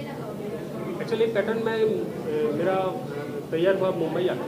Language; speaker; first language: Hindi; non-native, local second language; Bangla